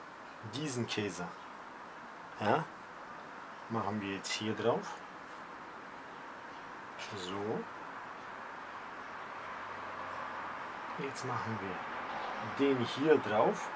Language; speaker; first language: German; early bilingual, other home language; Polish